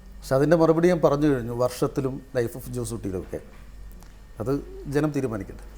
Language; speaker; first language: Malayalam; native; Malayalam